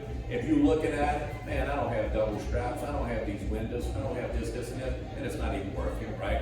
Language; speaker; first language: English; native; English